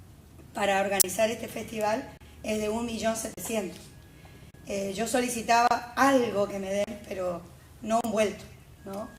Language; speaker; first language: Spanish; native; Spanish